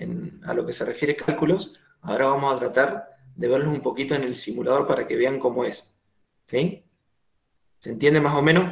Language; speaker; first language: Spanish; native; Spanish